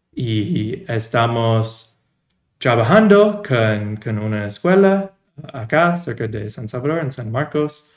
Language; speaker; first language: Spanish; non-native, fluent; English